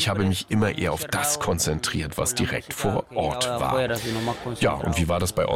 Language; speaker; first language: German; native; German